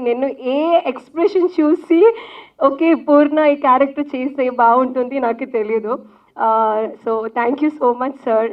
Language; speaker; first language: Telugu; non-native, local second language; Malayalam